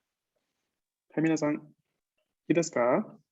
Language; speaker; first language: Japanese; non-native, fluent; Spanish